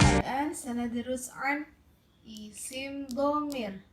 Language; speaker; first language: Arabic; non-native, fluent; Malay